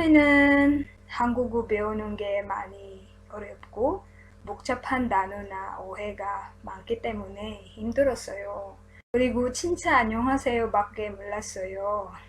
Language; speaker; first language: Korean; non-native, learner; Filipino